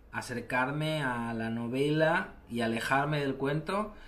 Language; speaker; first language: Spanish; native; Spanish